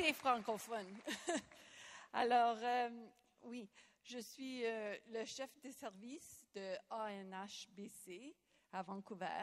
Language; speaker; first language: French; non-native, local second language; English